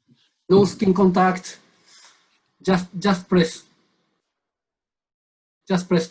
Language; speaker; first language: English; non-native, learner; Japanese